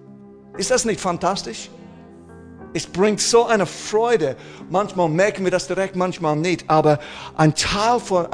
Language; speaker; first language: German; non-native, fluent; English